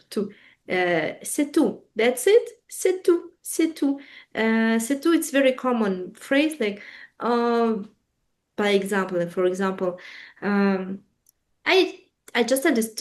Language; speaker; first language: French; non-native, fluent; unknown